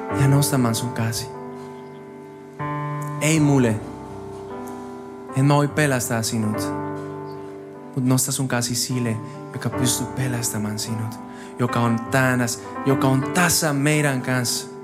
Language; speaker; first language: Finnish; non-native, fluent; Spanish